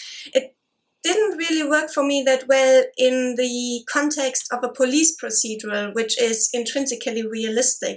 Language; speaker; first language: English; non-native, fluent; German